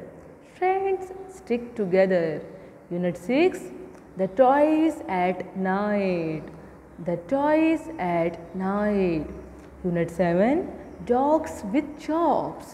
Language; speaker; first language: English; non-native, local second language; Urdu